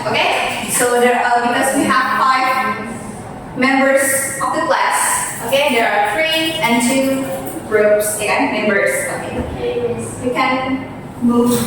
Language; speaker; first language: English; non-native, fluent; Indonesian